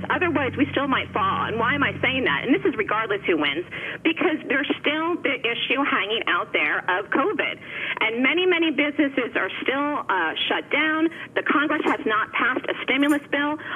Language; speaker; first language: English; native; English